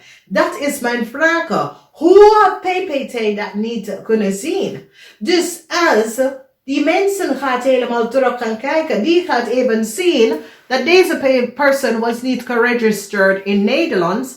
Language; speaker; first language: Dutch; non-native, learner; English